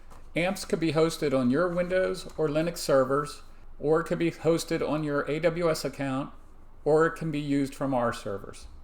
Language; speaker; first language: English; native; English